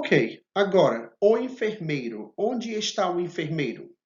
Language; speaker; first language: Portuguese; non-native, fluent; English